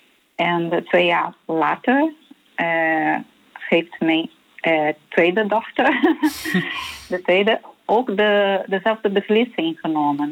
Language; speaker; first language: Dutch; non-native, fluent; Portuguese